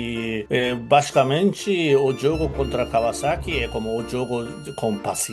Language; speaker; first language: Portuguese; non-native, fluent; Japanese